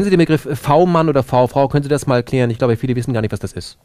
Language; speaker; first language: German; native; German